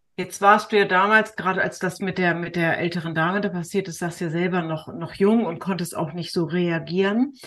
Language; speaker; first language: German; native; German